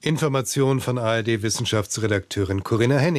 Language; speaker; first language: German; native; German